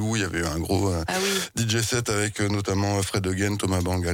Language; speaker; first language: French; native; French